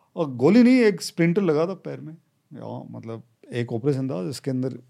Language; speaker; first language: Hindi; native; Hindi